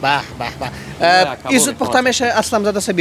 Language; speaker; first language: Persian; native; Persian